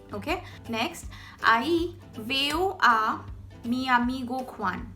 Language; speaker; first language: Spanish; non-native, fluent; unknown